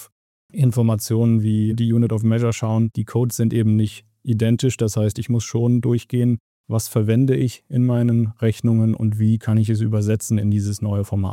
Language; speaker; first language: German; native; German